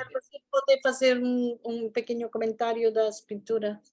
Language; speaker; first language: Portuguese; non-native, fluent; Spanish